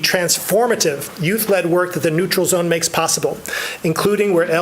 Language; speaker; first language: English; native; English